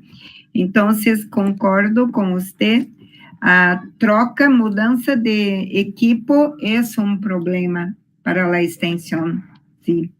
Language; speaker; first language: Spanish; non-native, learner; Portuguese